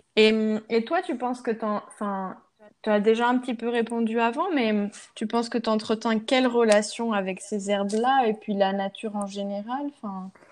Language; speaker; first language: French; native; French